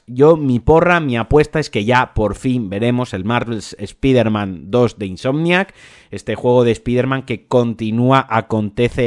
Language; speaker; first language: Spanish; native; Spanish